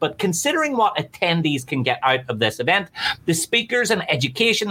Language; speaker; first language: English; native; English